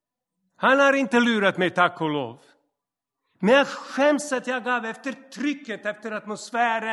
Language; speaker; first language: Swedish; non-native, fluent; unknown